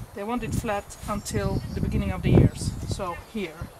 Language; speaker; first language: English; non-native, fluent; Swedish